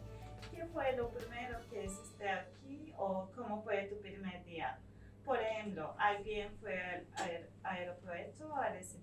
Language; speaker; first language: Spanish; non-native, fluent; Turkish